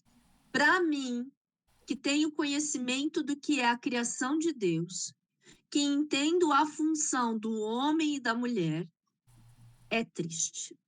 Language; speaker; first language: Portuguese; native; Portuguese